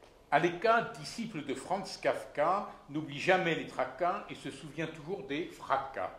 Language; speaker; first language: French; native; French